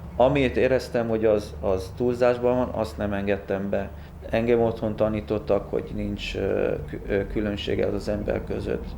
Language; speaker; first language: Hungarian; early bilingual, heritage; Hungarian